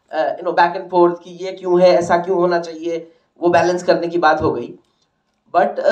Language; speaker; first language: Hindi; non-native, local second language; Odia